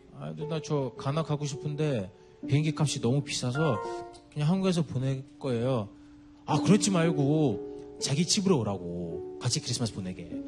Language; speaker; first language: Korean; non-native, fluent; English